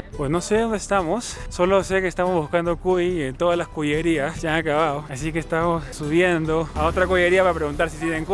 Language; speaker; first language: Spanish; native; Spanish